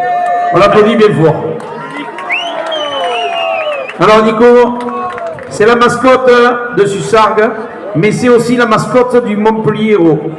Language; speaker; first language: French; native; French